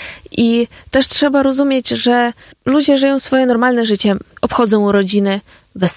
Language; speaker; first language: Polish; non-native, fluent; Ukrainian